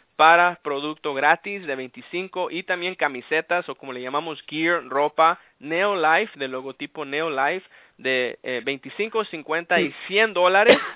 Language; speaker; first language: Spanish; early bilingual, heritage; Spanish